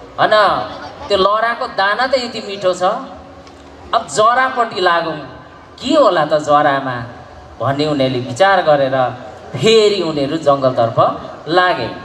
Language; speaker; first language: Nepali; non-native, local second language; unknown